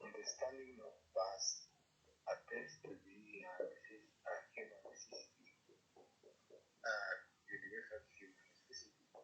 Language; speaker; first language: English; non-native, learner; Spanish